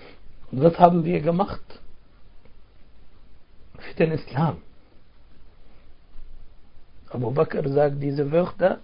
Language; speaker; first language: German; non-native, fluent; Arabic